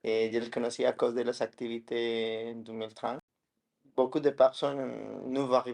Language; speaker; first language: French; non-native, learner; Spanish